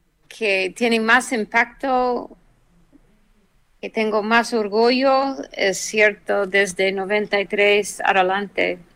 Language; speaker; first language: Spanish; non-native, fluent; English